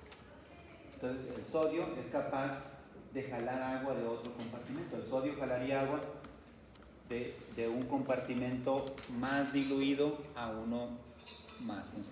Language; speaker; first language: Spanish; native; Spanish